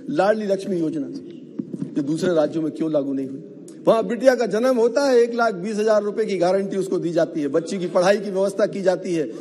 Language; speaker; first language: Hindi; native; Hindi